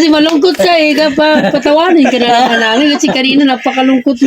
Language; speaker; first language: Filipino; non-native, local second language; Cebuano